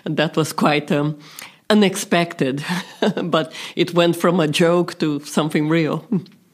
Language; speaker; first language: English; non-native, fluent; Portuguese